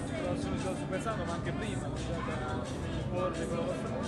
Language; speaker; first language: Italian; native; Italian